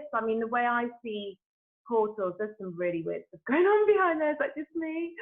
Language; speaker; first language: English; native; English